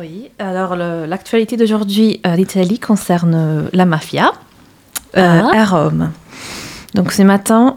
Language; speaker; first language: French; non-native, fluent; Italian